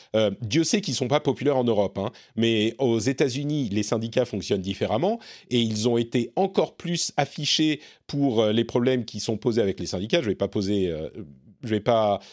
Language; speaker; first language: French; native; French